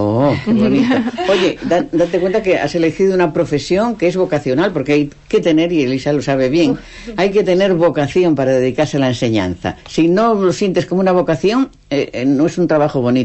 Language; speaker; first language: Spanish; native; Spanish